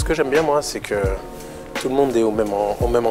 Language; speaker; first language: French; native; French